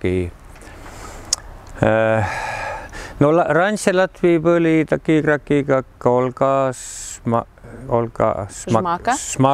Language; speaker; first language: Russian; non-native, learner; Estonian